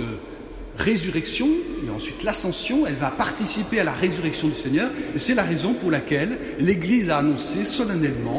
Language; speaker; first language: French; native; French